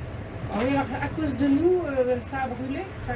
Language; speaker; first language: French; native; French